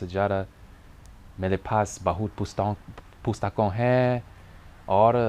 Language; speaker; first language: Hindi; non-native, learner; English